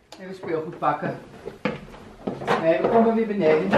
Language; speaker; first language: Dutch; native; Dutch